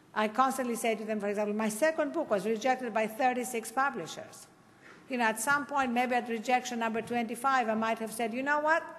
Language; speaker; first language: English; non-native, fluent; Greek